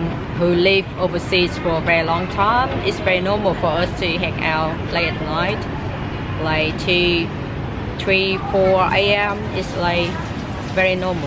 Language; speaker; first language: English; non-native, fluent; Vietnamese